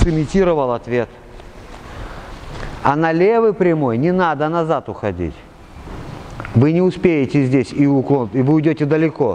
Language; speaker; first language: Russian; native; Russian